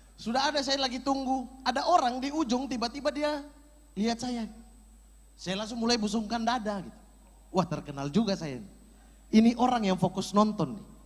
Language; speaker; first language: Indonesian; native; Indonesian